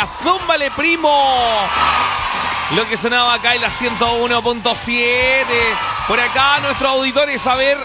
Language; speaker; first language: Spanish; native; Spanish